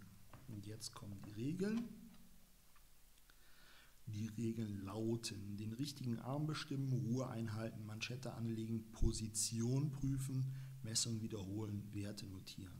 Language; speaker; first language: German; native; German